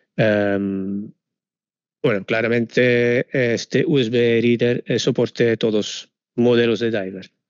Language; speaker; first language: Spanish; non-native, fluent; Dutch